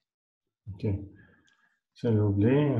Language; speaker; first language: French; non-native, learner; Arabic